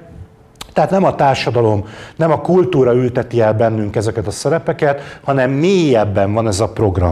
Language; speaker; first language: Hungarian; native; Hungarian